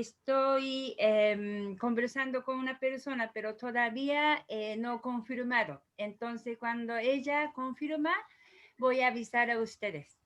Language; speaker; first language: Spanish; non-native, learner; Japanese